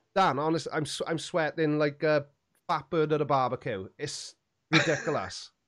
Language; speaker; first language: English; native; English